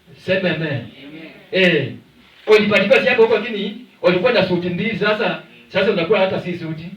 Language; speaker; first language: Swahili; non-native, local second language; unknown